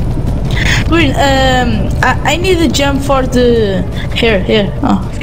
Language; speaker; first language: English; non-native, learner; Hungarian